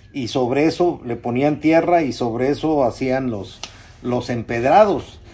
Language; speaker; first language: Spanish; native; Spanish